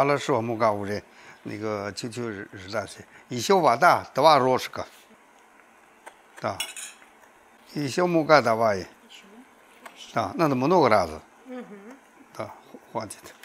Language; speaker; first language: Russian; non-native, learner; Chinese